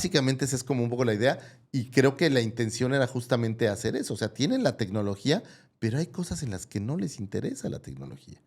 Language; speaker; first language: Spanish; native; Spanish